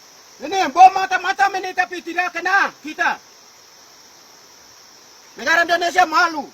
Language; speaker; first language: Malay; non-native, local second language; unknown